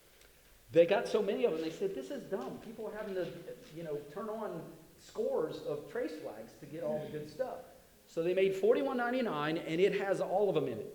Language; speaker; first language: English; native; English